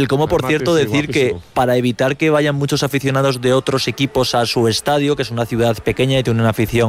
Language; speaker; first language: Spanish; native; Spanish